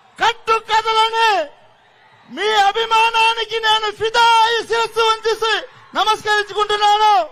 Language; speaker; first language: Telugu; native; Telugu